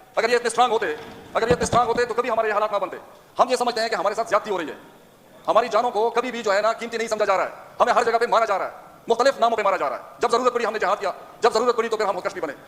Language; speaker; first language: Urdu; non-native, local second language; Pashto